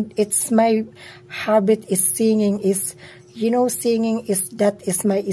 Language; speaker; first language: English; non-native, learner; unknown